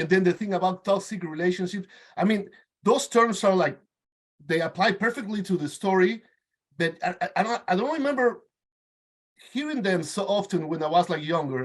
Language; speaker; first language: English; non-native, fluent; Spanish